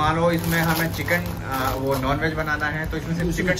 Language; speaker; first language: Hindi; native; Hindi